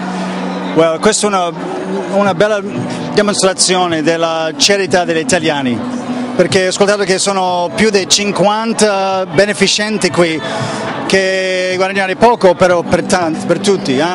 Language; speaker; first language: Italian; non-native, learner; English